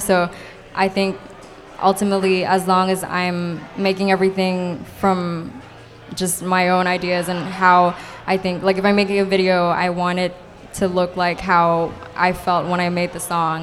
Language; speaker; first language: English; non-native, local second language; Cantonese